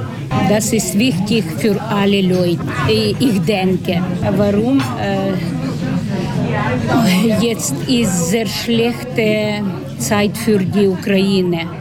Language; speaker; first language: German; non-native, learner; Ukrainian